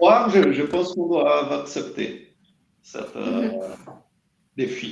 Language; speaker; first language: French; non-native, learner; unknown